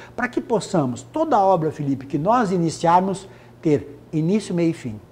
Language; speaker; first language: Portuguese; native; Portuguese